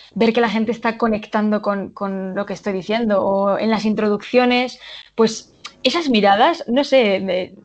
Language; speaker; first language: Spanish; native; Spanish